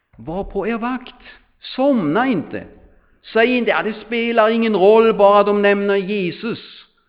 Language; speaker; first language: Swedish; non-native, fluent; German